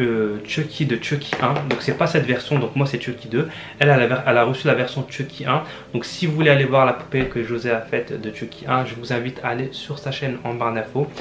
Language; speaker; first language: French; native; French